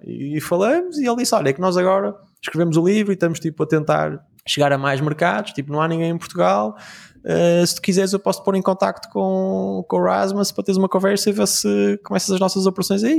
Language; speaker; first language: Portuguese; native; Portuguese